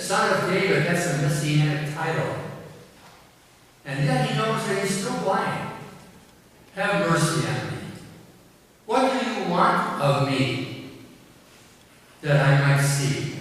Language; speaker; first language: English; native; English